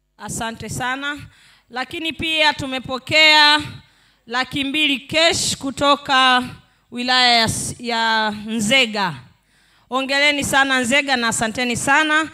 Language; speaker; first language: Swahili; native; Swahili